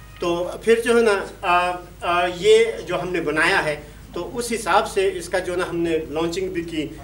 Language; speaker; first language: Urdu; non-native, local second language; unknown